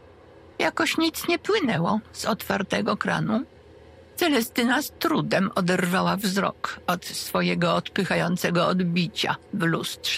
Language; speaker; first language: Polish; native; Polish